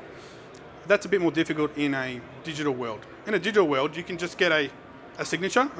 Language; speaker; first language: English; native; English